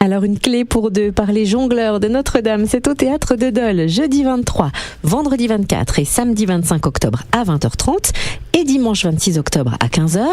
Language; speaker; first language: French; native; French